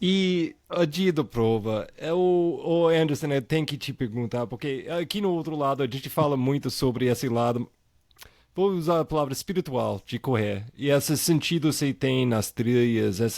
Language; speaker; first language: Portuguese; non-native, fluent; English